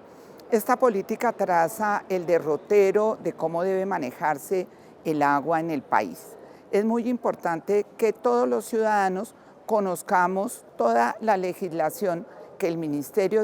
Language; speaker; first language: Spanish; native; Spanish